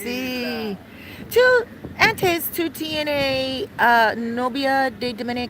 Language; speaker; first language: Spanish; non-native, learner; English